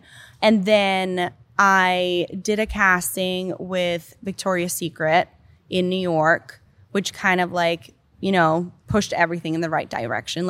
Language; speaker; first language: English; non-native, fluent; Danish